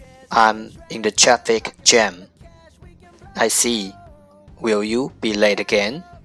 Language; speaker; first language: English; non-native, fluent; Chinese